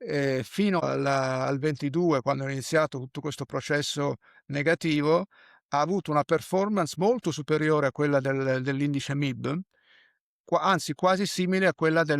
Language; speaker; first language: Italian; native; Italian